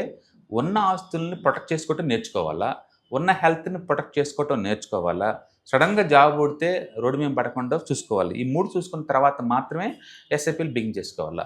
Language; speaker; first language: Telugu; native; Telugu